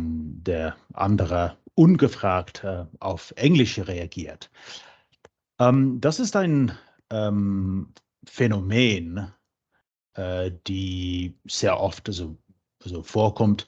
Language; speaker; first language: German; non-native, fluent; English